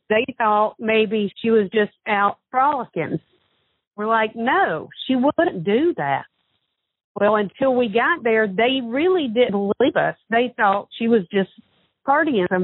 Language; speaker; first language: English; native; English